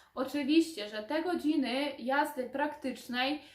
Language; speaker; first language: Polish; non-native, fluent; Ukrainian